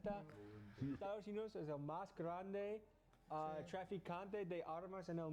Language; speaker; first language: Spanish; non-native, learner; English